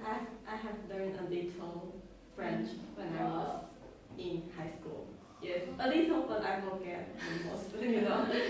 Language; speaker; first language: English; non-native, learner; Chinese